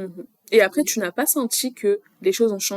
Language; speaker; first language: French; native; French